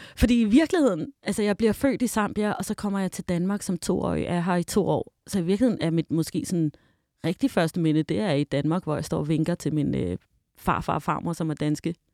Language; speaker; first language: Danish; early bilingual, heritage; Danish